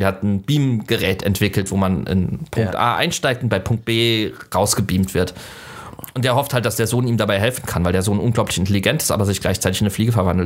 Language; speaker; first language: German; native; German